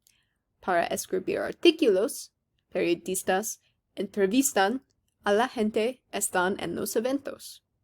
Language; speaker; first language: Spanish; non-native, learner; English